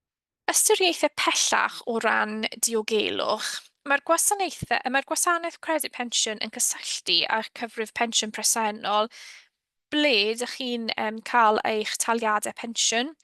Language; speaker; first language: Welsh; native; Welsh